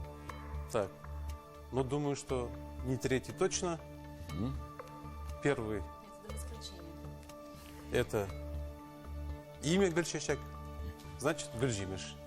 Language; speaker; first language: Russian; non-native, local second language; Tatar